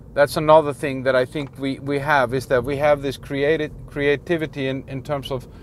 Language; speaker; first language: English; non-native, fluent; Icelandic